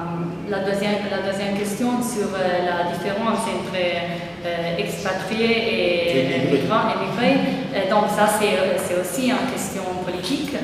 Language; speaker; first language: French; non-native, fluent; Italian